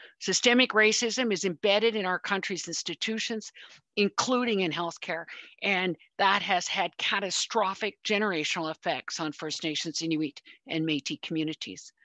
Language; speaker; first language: English; native; English